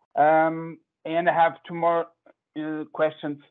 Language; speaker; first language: English; non-native, fluent; Portuguese